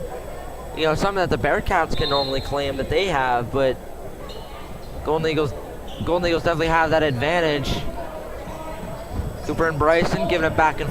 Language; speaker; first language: English; native; English